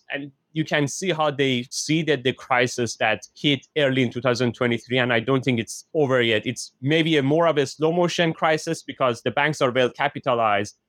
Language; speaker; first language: English; non-native, fluent; Persian